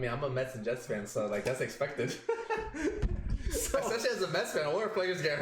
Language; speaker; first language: English; native; English